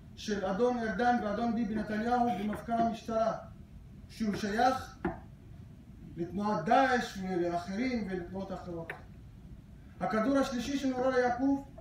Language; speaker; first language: Hebrew; non-native, local second language; Arabic